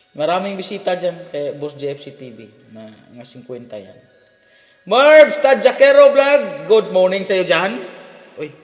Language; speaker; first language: Filipino; native; Filipino